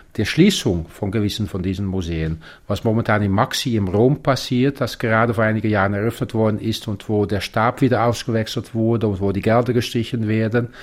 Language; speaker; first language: German; non-native, fluent; Dutch